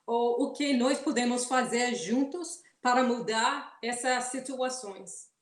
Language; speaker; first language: Portuguese; non-native, fluent; English